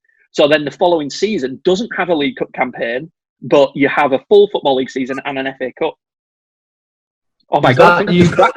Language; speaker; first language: English; native; English